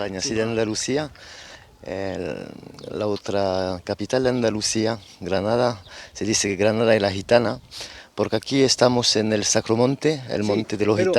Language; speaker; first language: Spanish; native; Spanish